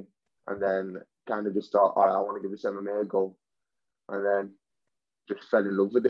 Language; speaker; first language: English; native; English